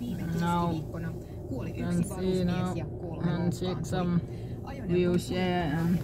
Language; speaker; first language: English; non-native, learner; Thai